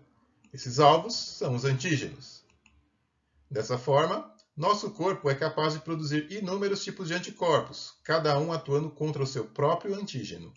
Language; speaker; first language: Portuguese; native; Portuguese